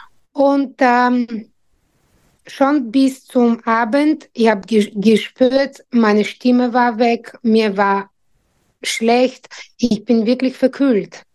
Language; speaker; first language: German; non-native, fluent; Bulgarian